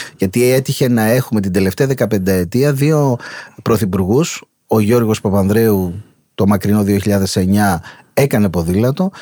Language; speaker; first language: Greek; native; Greek